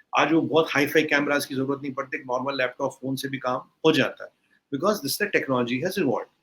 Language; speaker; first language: Hindi; native; Hindi